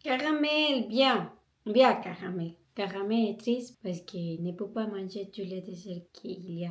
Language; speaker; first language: French; non-native, learner; Spanish